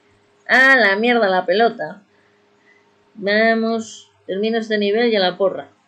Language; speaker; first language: Spanish; native; Spanish